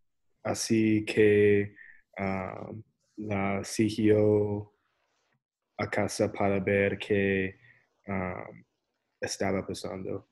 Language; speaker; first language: Spanish; non-native, learner; English